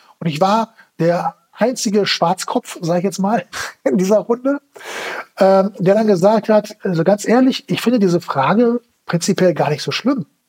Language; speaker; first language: German; early bilingual, other home language; Turkish